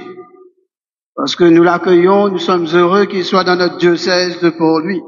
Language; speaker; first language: French; non-native, local second language; Morisyen